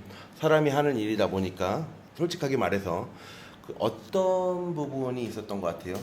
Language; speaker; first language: Korean; native; Korean